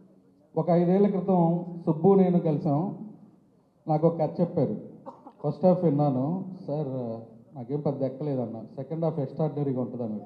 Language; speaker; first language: Telugu; native; Telugu